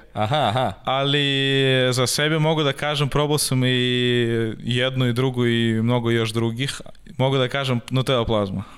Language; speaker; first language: Serbian; non-native, learner; Russian